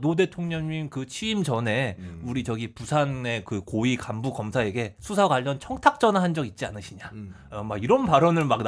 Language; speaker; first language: Korean; native; Korean